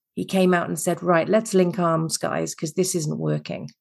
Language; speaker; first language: English; native; English